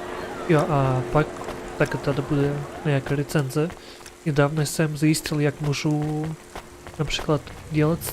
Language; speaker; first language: Czech; non-native, local second language; Ukrainian